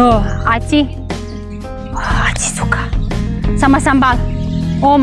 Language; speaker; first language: Indonesian; non-native, learner; Serbian